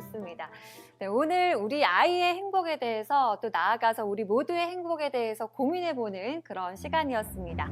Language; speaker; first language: Korean; native; Korean